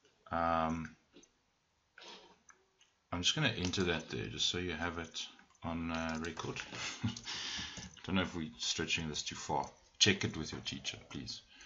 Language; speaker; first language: English; native; English